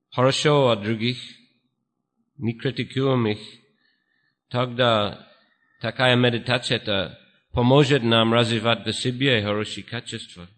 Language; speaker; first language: Russian; non-native, fluent; English